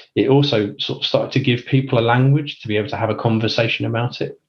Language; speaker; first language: English; native; English